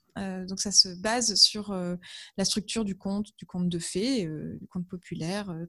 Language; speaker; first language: French; native; French